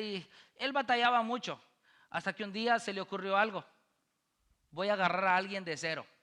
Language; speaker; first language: Spanish; native; Spanish